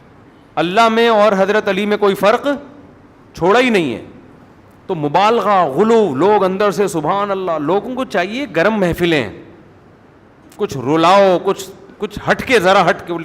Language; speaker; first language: Urdu; native; Urdu